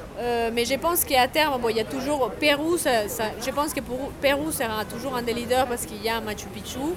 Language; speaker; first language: French; non-native, fluent; Spanish